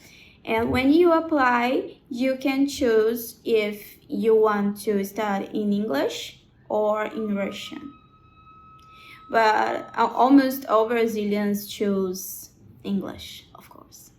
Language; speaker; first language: English; non-native, learner; Portuguese